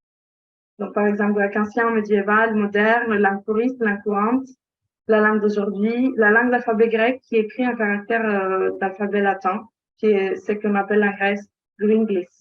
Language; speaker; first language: French; non-native, fluent; Greek